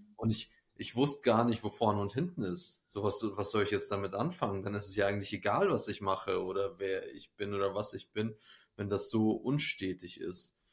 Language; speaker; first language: German; early bilingual, other home language; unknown